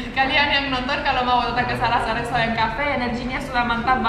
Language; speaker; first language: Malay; non-native, fluent; English